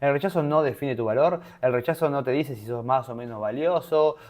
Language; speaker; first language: Spanish; native; Spanish